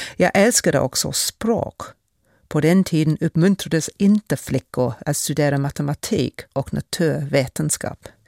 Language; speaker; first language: Swedish; non-native, fluent; English